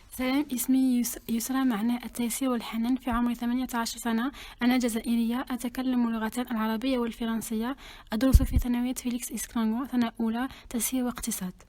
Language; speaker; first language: Arabic; native; Arabic